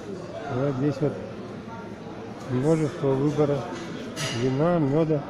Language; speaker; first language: Russian; native; Russian